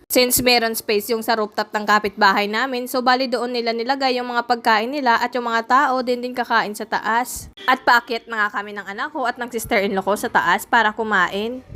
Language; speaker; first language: Filipino; native; Filipino